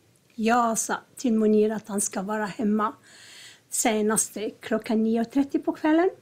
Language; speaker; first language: Swedish; non-native, learner; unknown